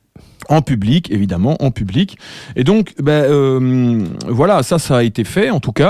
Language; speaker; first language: French; native; French